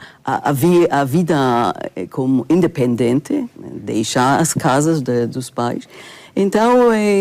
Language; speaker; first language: Portuguese; non-native, fluent; Hebrew